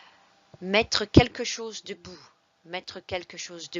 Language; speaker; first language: French; non-native, fluent; English